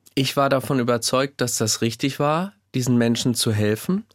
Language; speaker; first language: German; native; German